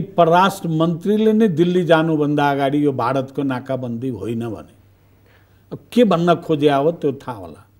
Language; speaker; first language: Nepali; non-native, local second language; Bhojpuri